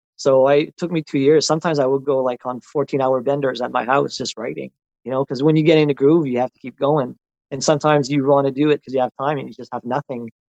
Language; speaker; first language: English; non-native, local second language; French